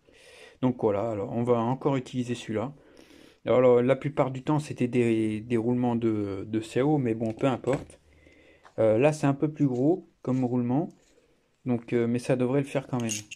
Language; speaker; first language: French; native; French